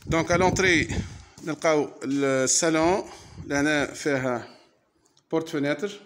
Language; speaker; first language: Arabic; native; Arabic